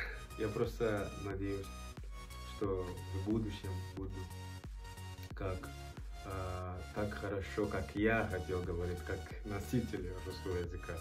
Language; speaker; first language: Russian; non-native, learner; Portuguese